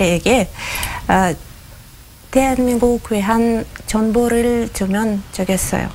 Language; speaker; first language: Korean; non-native, learner; Russian